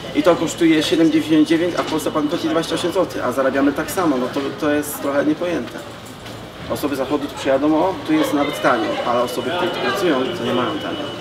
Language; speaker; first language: Polish; native; Polish